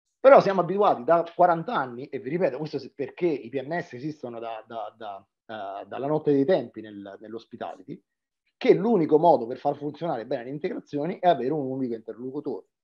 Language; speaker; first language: Italian; native; Italian